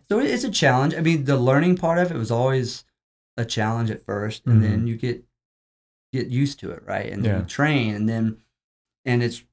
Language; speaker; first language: English; native; English